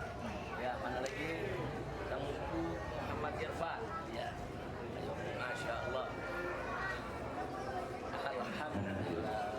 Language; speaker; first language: Indonesian; native; Indonesian